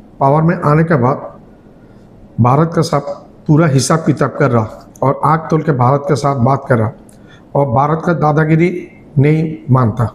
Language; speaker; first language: Hindi; non-native, learner; Bangla